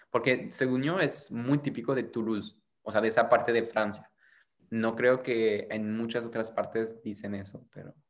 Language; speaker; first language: Spanish; non-native, fluent; French